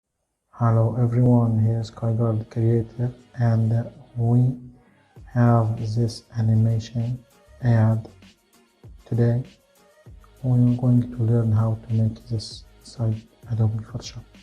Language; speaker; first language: English; non-native, fluent; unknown